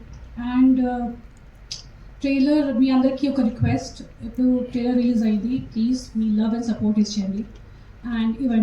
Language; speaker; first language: Telugu; non-native, local second language; Hindi